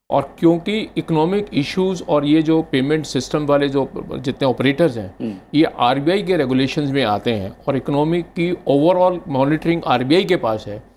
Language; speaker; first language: Hindi; native; Hindi